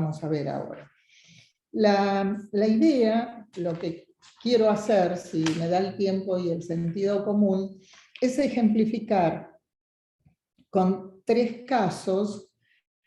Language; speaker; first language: Spanish; native; Spanish